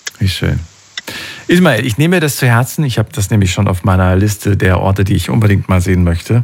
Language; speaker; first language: German; native; German